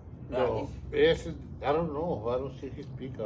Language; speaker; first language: English; non-native, learner; Spanish